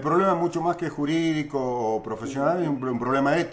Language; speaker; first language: Spanish; native; Spanish